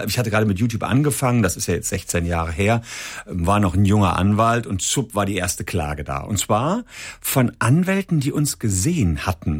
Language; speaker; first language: German; native; German